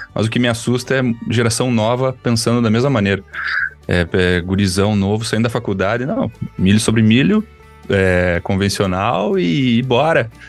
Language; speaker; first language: Portuguese; native; Portuguese